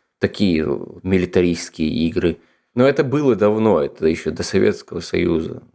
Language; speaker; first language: Russian; non-native, local second language; Ingush